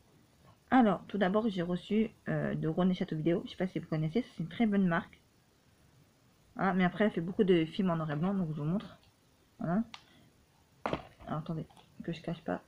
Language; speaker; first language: French; native; French